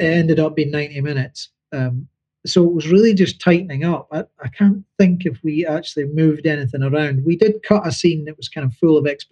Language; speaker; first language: English; native; English